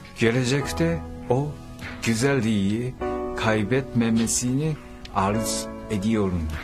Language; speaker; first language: Turkish; non-native, learner; Japanese